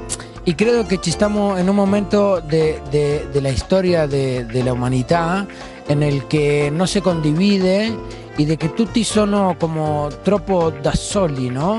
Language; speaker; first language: Italian; non-native, learner; Spanish